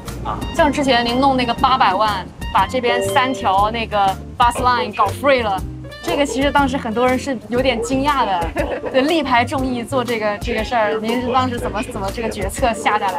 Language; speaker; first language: Chinese; native; Chinese